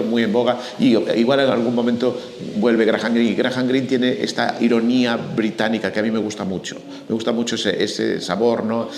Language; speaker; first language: Spanish; native; Spanish